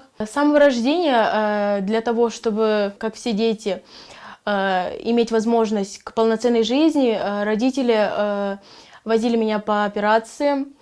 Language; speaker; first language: Russian; native; Russian